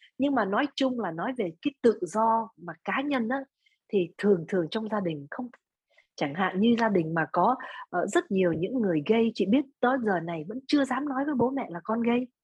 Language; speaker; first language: Vietnamese; early bilingual, other home language; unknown